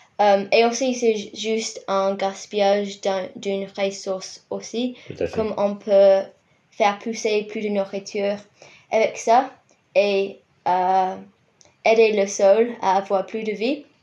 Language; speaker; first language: French; non-native, fluent; English